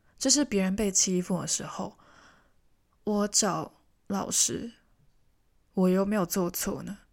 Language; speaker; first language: Chinese; non-native, local second language; Cantonese